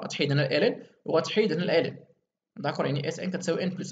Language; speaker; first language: Arabic; native; Arabic